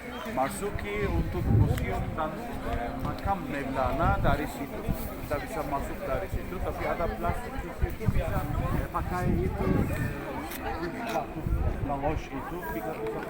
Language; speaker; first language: Indonesian; non-native, fluent; Turkish